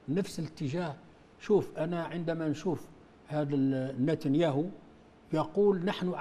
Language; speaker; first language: Arabic; native; Arabic